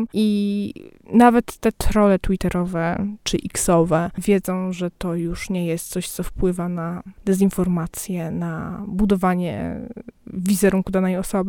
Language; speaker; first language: Polish; native; Polish